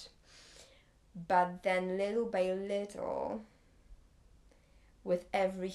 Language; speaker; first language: English; non-native, fluent; Polish